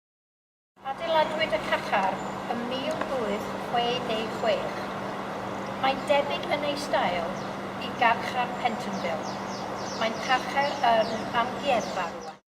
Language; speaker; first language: Welsh; non-native, learner; English